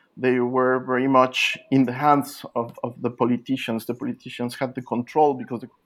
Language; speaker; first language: English; non-native, fluent; Spanish